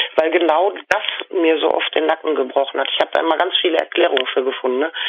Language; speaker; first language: German; native; German